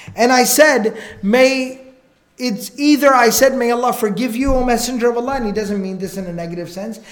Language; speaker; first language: English; native; English